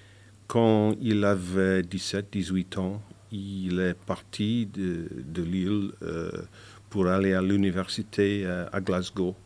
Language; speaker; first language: French; non-native, fluent; English